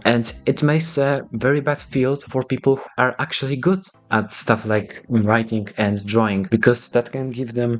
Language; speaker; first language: English; non-native, fluent; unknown